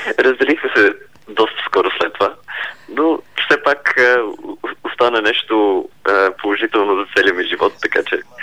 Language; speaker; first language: Bulgarian; early bilingual, heritage; Bulgarian